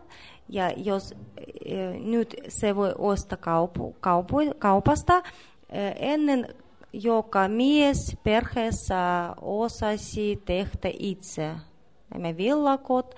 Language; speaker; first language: Finnish; non-native, learner; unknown